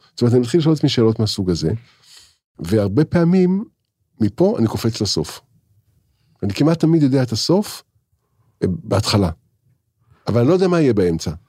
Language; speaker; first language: Hebrew; native; Hebrew